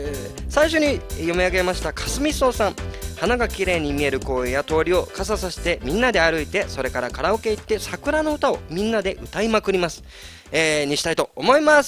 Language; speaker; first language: Japanese; native; Japanese